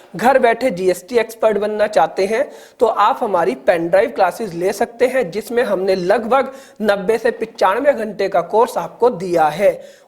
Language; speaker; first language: Hindi; native; Hindi